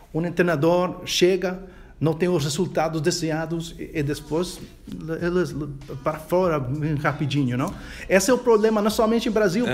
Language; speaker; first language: Portuguese; non-native, fluent; Spanish